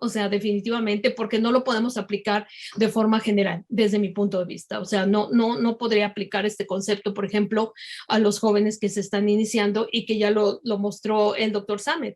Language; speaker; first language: Spanish; native; Spanish